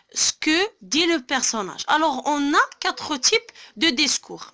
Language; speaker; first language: French; non-native, local second language; Arabic